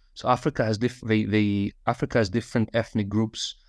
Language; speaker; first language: English; non-native, fluent; Russian